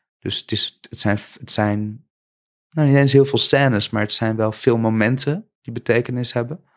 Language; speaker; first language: Dutch; native; Dutch